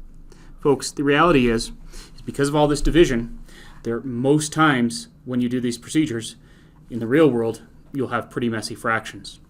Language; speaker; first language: English; native; English